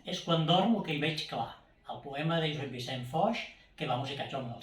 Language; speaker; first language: Catalan; native; Catalan